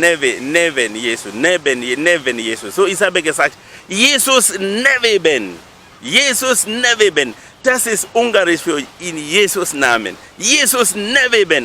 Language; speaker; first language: German; non-native, learner; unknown